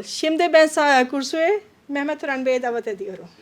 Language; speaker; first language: Turkish; non-native, fluent; Urdu